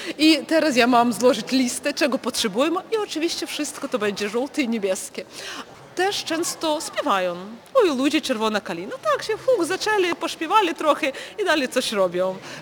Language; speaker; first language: Polish; non-native, fluent; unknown